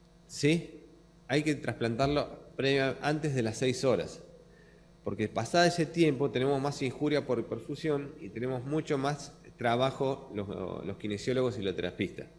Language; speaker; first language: Spanish; native; Spanish